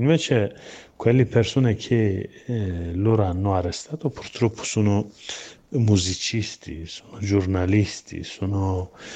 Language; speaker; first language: Italian; non-native, learner; Kurdish